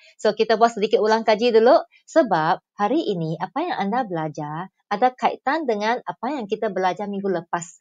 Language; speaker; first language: Malay; non-native, local second language; Chinese